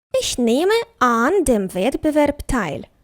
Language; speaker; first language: German; non-native, fluent; Ukrainian